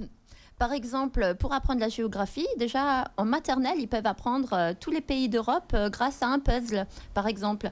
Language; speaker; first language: French; native; French